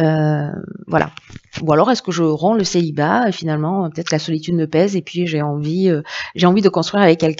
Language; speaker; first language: French; native; French